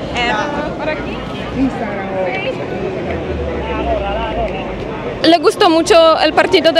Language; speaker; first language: Spanish; non-native, fluent; Polish